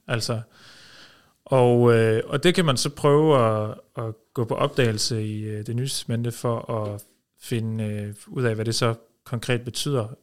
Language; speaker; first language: Danish; early bilingual, heritage; Danish